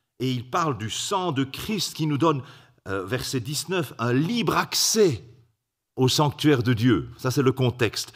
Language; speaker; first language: French; native; French